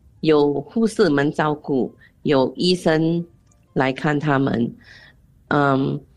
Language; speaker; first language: Chinese; non-native, local second language; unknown